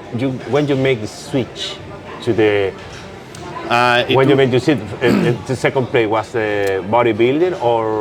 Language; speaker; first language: English; non-native, local second language; Spanish